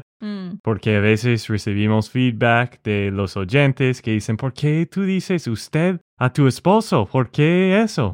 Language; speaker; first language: Spanish; non-native, fluent; English